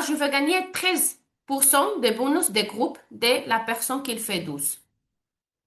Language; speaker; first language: French; non-native, learner; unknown